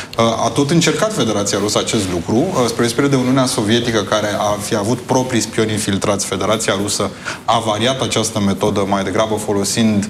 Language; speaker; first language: Romanian; native; Romanian